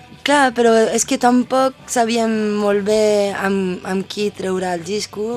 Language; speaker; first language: Catalan; non-native, fluent; French